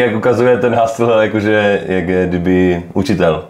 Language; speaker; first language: Czech; native; Czech